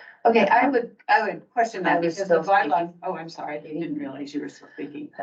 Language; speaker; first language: English; native; English